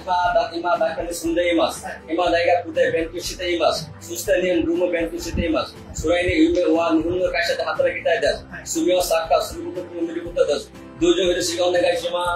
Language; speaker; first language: Japanese; non-native, learner; Bangla